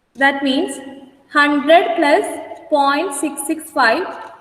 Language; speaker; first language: English; non-native, local second language; Malayalam